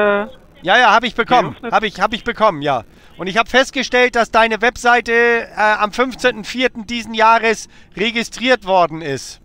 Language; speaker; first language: German; native; German